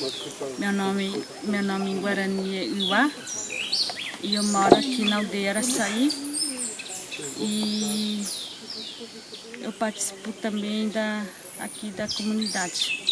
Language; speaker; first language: Portuguese; non-native, local second language; Guarani